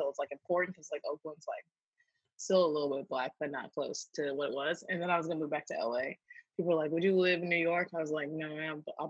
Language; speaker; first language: English; native; English